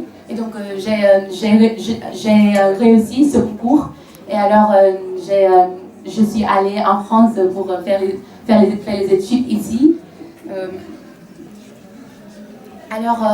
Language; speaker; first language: French; non-native, fluent; Vietnamese